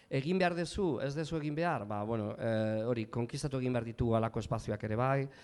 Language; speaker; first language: Basque; non-native, local second language; Spanish